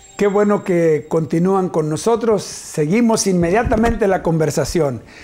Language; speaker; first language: Spanish; native; Spanish